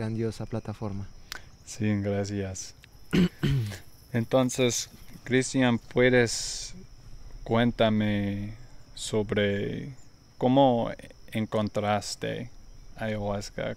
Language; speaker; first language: Spanish; non-native, learner; English